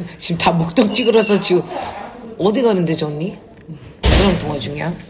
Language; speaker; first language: Korean; early bilingual, heritage; Korean